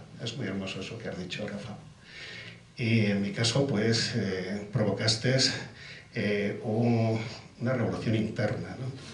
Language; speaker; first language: Spanish; native; Spanish